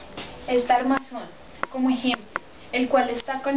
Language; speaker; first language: Spanish; native; Spanish